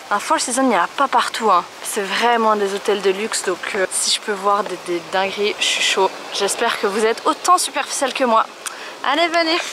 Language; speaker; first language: French; native; French